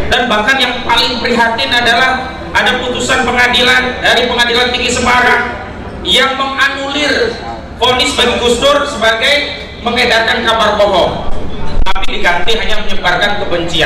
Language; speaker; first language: Indonesian; native; Indonesian